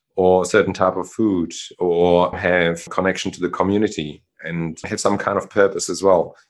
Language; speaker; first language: English; non-native, fluent; German